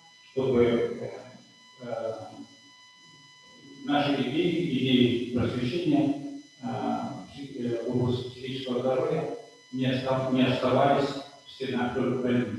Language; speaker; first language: Russian; native; Russian